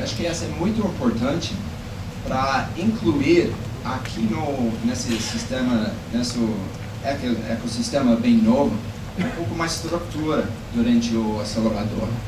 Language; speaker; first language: Portuguese; non-native, fluent; English